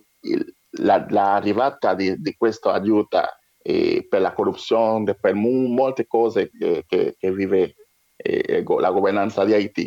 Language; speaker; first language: Italian; non-native, learner; French